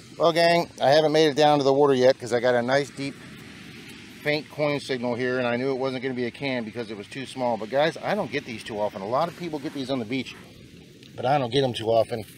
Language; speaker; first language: English; native; English